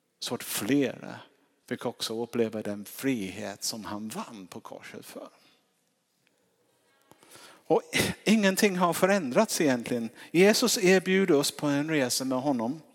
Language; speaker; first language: Swedish; non-native, fluent; English